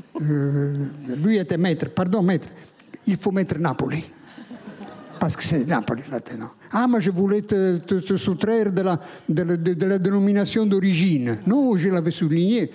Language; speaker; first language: French; non-native, fluent; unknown